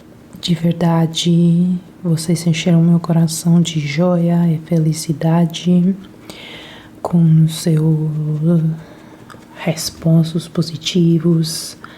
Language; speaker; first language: Portuguese; non-native, fluent; Italian